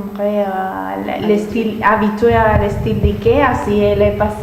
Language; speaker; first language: French; non-native, learner; Spanish